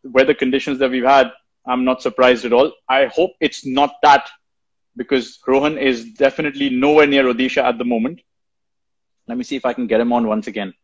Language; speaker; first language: English; non-native, local second language; Hindi